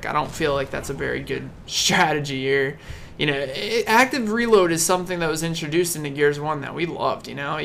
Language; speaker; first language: English; native; English